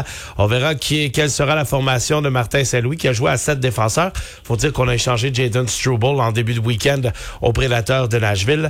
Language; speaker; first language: French; native; French